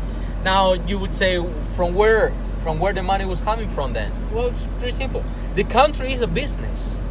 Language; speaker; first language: English; non-native, fluent; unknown